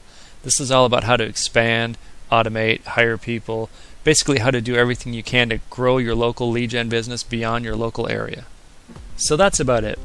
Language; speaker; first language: English; native; English